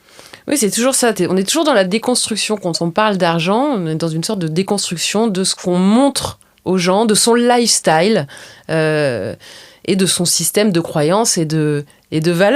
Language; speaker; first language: French; native; French